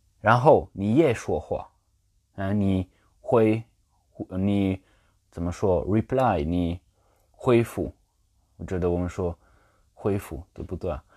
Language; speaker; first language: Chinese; non-native, learner; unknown